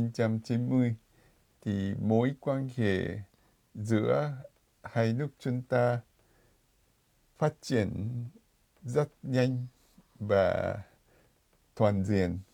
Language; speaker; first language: Vietnamese; non-native, fluent; Japanese